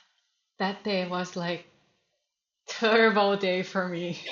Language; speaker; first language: English; non-native, learner; Thai